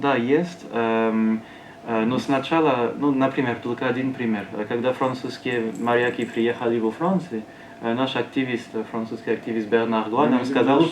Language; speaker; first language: Russian; non-native, learner; French